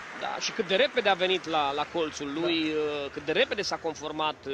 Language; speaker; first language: Romanian; native; Romanian